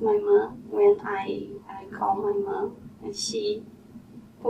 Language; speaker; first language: English; non-native, learner; Portuguese